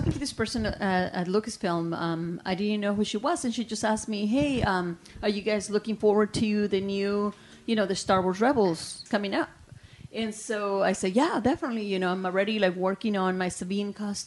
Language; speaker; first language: English; non-native, fluent; Spanish